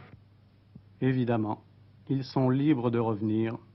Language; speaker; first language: French; native; French